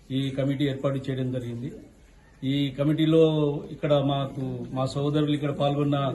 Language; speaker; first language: Telugu; non-native, local second language; Lambadi